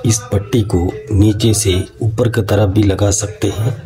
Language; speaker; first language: Hindi; non-native, local second language; Kannada